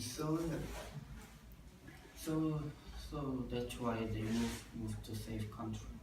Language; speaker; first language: English; non-native, learner; Korean